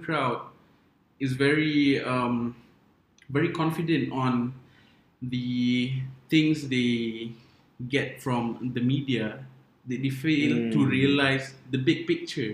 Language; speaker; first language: English; non-native, local second language; Malay